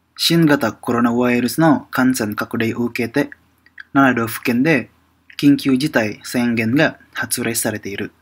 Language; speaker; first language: Japanese; non-native, fluent; Indonesian